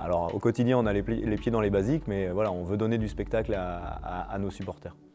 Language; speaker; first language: French; native; French